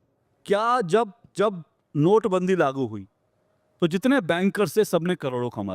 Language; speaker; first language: Hindi; native; Hindi